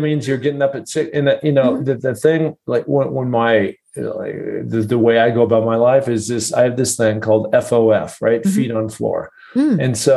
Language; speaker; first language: English; native; English